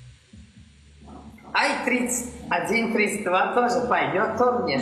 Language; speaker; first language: Russian; non-native, local second language; Turkmen